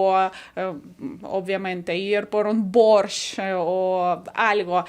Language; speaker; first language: Spanish; non-native, fluent; Ukrainian